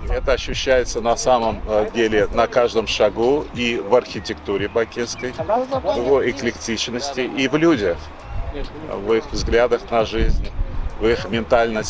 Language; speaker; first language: Russian; native; Russian